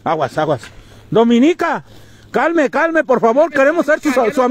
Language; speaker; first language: Spanish; native; Spanish